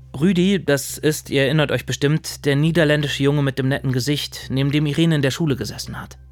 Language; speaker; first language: German; native; German